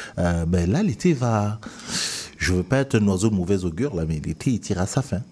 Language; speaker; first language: French; non-native, local second language; Duala